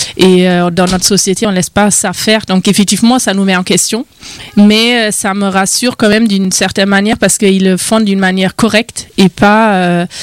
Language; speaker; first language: French; non-native, fluent; German